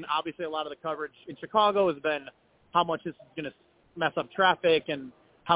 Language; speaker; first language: English; native; English